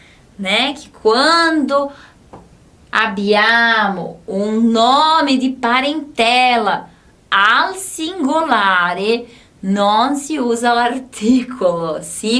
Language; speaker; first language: Italian; non-native, fluent; Portuguese